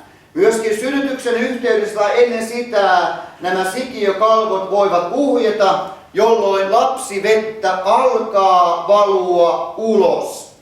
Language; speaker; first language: Finnish; native; Finnish